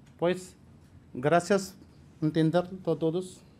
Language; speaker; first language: Spanish; non-native, learner; Punjabi